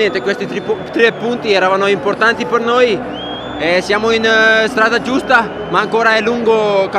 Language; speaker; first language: Italian; non-native, fluent; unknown